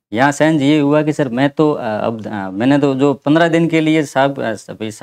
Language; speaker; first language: Hindi; native; Hindi